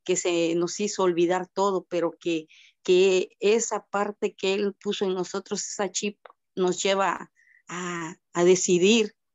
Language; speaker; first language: Spanish; native; Spanish